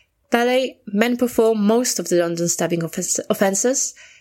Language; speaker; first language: English; non-native, fluent; Polish